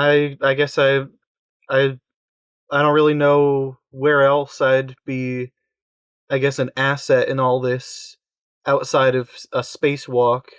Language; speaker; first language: English; native; English